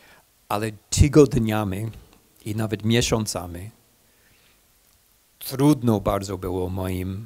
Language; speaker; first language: Polish; non-native, fluent; English